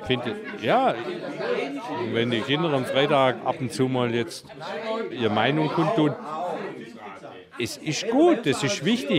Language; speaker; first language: German; native; German